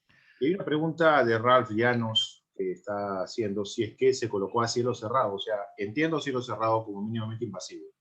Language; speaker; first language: Spanish; native; Spanish